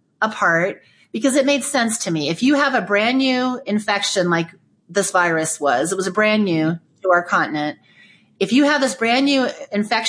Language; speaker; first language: English; native; English